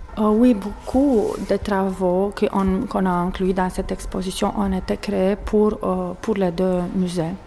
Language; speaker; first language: French; non-native, fluent; Portuguese